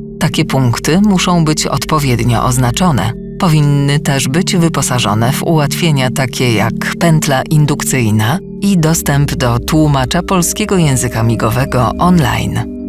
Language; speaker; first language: Polish; native; Polish